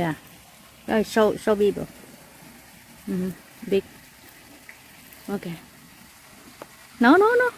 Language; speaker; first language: English; non-native, learner; Vietnamese